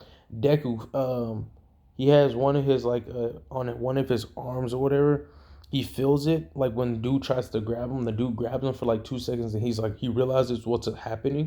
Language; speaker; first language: English; native; English